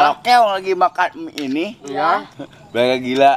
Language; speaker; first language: Indonesian; non-native, local second language; Sundanese